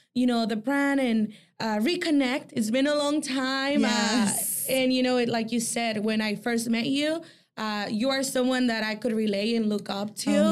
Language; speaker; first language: English; early bilingual, other home language; Spanish